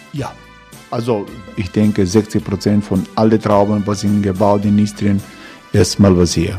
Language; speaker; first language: German; non-native, fluent; Croatian